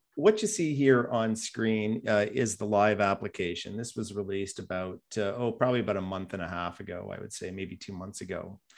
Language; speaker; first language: English; native; English